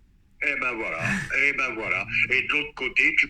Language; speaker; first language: French; native; French